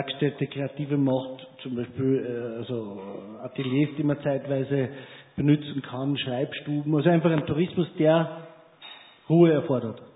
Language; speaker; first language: German; native; German